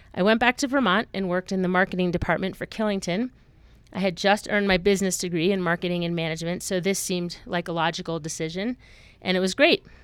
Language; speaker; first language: English; native; English